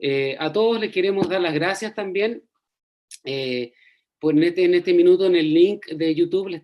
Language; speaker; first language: Spanish; native; Spanish